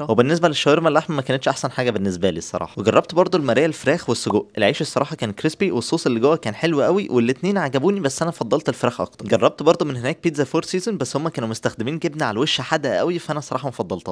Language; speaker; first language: Arabic; native; Arabic